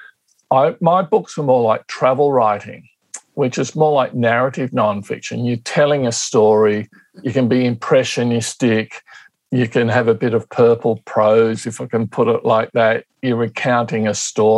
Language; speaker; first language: English; native; English